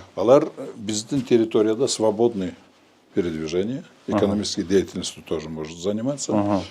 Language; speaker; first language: Russian; non-native, local second language; Kyrgyz